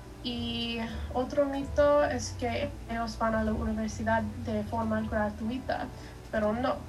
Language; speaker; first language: Spanish; non-native, learner; English